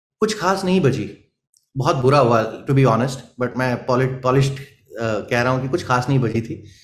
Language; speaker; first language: Hindi; native; Hindi